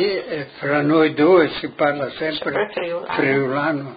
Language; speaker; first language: Italian; non-native, local second language; Friulian